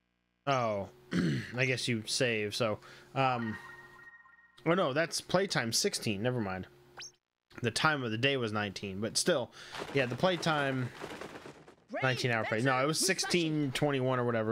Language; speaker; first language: English; native; English